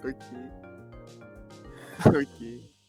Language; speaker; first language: Russian; native; Russian